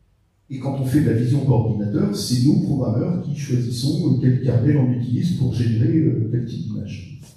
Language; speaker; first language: French; native; French